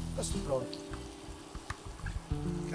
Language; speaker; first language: Italian; non-native, fluent; Maltese